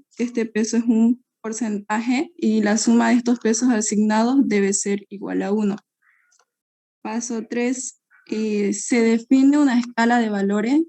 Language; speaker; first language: Spanish; native; Spanish